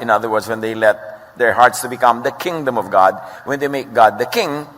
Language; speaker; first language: English; non-native, local second language; Filipino